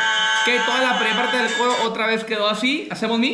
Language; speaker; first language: Spanish; native; Spanish